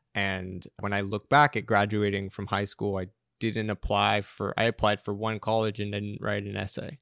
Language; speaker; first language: English; native; English